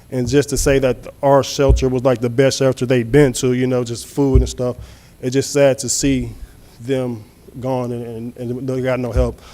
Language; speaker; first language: English; native; English